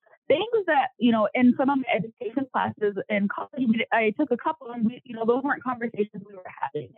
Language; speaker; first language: English; native; English